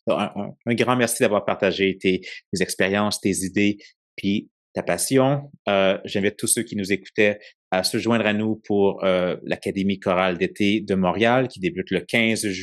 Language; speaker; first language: French; native; French